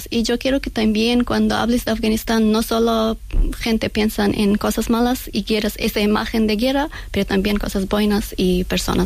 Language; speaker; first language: Spanish; non-native, learner; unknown